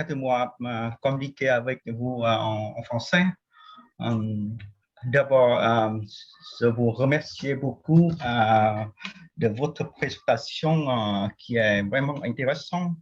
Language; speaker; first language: French; non-native, fluent; Vietnamese